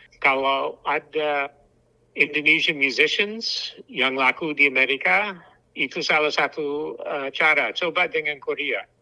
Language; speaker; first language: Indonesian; non-native, fluent; English